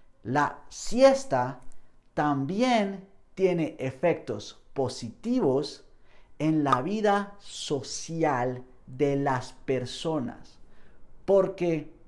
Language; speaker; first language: Spanish; non-native, fluent; English